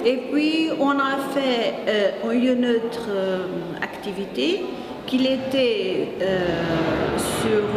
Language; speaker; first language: French; non-native, learner; Portuguese